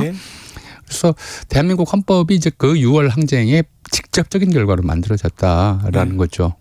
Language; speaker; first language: Korean; native; Korean